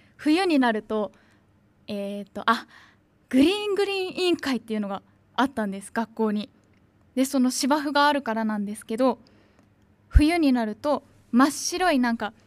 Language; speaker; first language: Japanese; native; Japanese